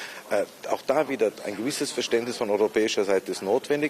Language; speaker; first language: German; native; German